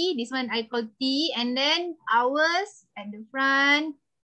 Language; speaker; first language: English; non-native, local second language; Malay